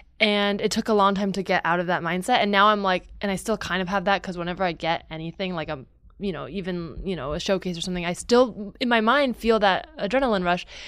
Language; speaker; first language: English; native; English